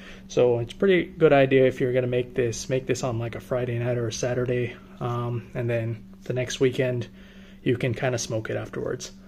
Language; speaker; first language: English; native; English